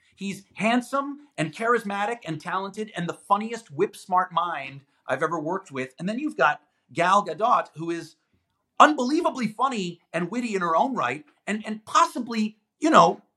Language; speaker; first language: English; non-native, fluent; Greek